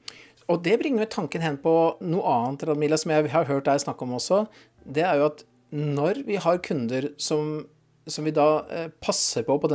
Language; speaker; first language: Norwegian; native; Norwegian